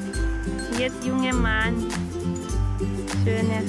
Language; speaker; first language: German; non-native, learner; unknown